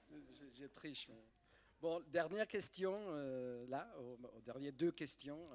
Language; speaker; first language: French; non-native, fluent; Spanish